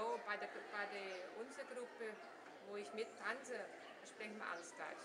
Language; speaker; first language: German; early bilingual, heritage; German